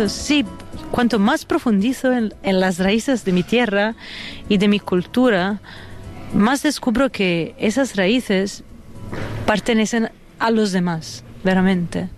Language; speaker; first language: Spanish; non-native, fluent; Italian